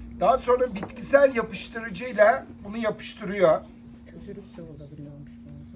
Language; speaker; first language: Turkish; native; Turkish